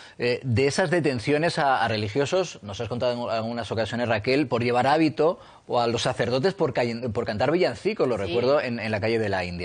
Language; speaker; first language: Spanish; native; Spanish